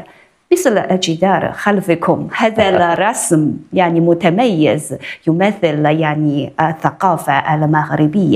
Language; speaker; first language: Arabic; non-native, fluent; Chinese